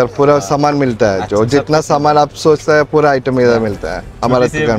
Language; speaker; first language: Hindi; non-native, learner; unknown